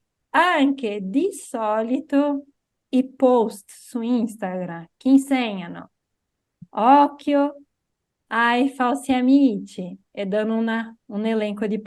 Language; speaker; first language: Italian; non-native, fluent; Portuguese